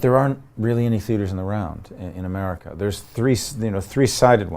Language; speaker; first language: English; native; English